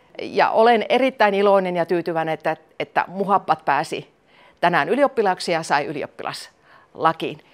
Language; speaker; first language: Finnish; native; Finnish